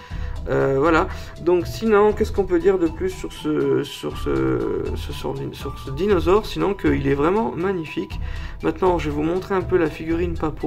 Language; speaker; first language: French; native; French